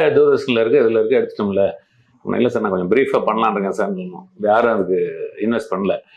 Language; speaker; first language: Tamil; non-native, local second language; Malayalam